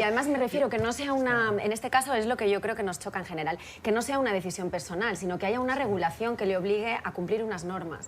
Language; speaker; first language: Spanish; native; Spanish